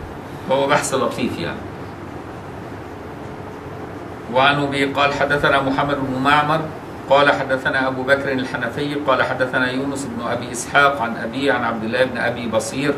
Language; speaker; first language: Arabic; native; Arabic